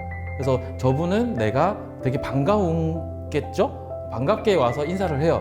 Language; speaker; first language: Korean; native; Korean